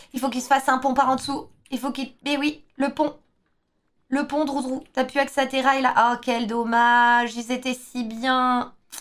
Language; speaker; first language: French; native; French